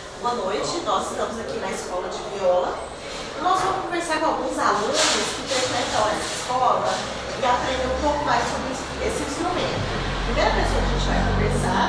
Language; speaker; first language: Portuguese; native; Portuguese